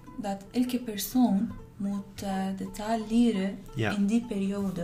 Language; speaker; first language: Dutch; non-native, learner; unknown